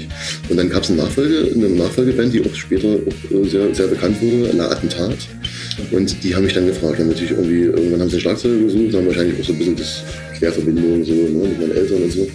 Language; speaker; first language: German; native; German